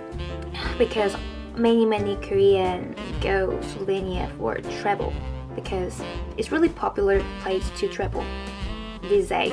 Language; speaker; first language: English; non-native, fluent; Korean